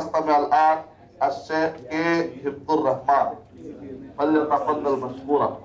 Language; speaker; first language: Arabic; non-native, learner; Urdu